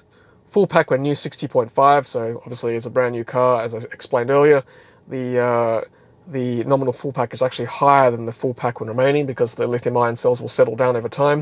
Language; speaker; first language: English; native; English